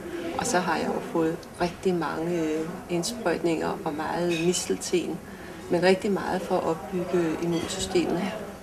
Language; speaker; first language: Danish; native; Danish